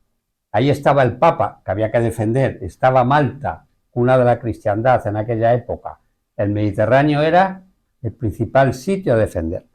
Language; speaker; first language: Spanish; native; Spanish